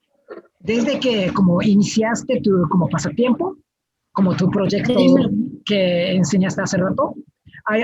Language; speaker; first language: Spanish; non-native, fluent; Japanese